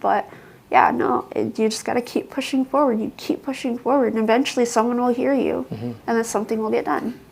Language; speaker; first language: English; native; English